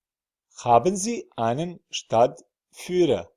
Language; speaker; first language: German; non-native, fluent; Serbian